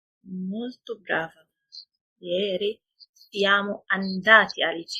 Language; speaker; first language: Italian; non-native, fluent; Arabic